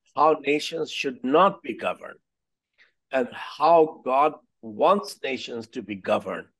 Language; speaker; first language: English; non-native, local second language; Hindi